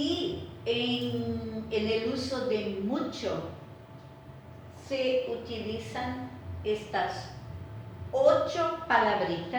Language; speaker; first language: Spanish; non-native, fluent; Portuguese